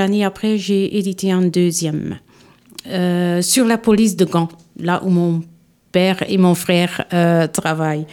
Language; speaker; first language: French; non-native, local second language; Dutch